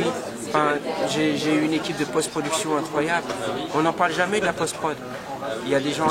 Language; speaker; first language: French; native; French